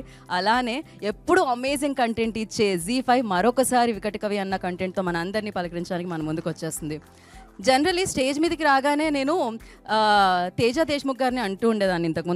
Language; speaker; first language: Telugu; native; Telugu